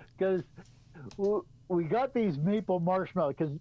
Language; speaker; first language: English; native; English